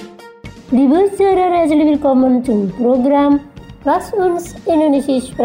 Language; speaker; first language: German; non-native, fluent; Indonesian